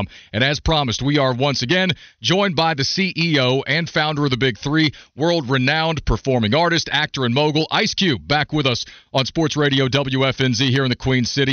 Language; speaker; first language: English; native; English